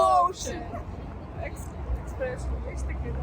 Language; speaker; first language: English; non-native, learner; Ukrainian